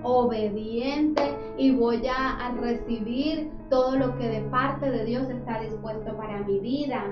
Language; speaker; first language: Spanish; native; Spanish